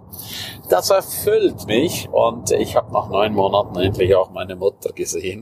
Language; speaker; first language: German; native; German